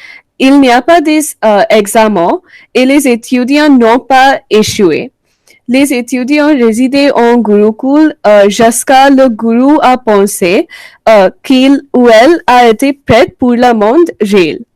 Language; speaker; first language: French; non-native, learner; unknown